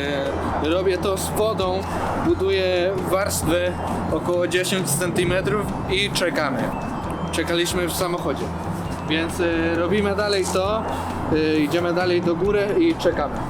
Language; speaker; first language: Polish; non-native, learner; Spanish